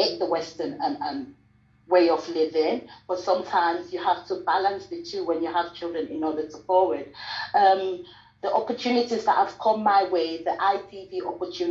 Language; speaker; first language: English; non-native, local second language; Krio